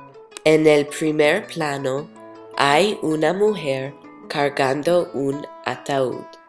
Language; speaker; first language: Spanish; non-native, learner; English